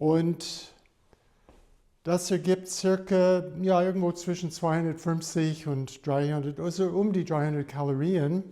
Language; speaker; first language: German; non-native, fluent; English